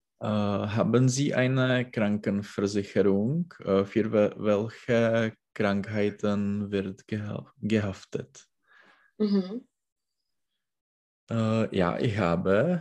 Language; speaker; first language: German; non-native, learner; Czech